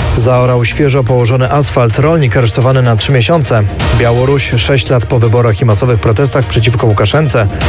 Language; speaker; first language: Polish; native; Polish